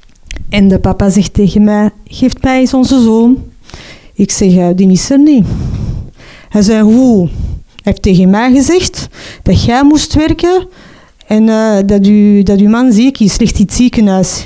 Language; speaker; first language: Dutch; non-native, local second language; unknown